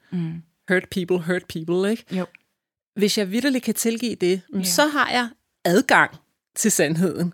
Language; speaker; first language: Danish; native; Danish